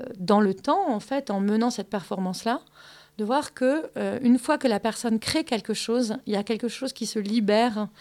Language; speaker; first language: French; early bilingual, other home language; German